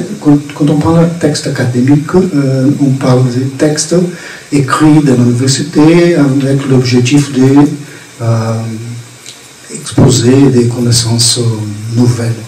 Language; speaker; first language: French; non-native, fluent; Portuguese